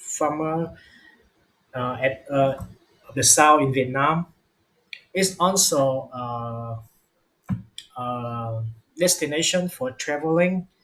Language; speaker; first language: English; non-native, learner; Vietnamese